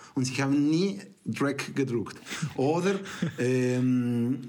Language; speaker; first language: German; non-native, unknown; Spanish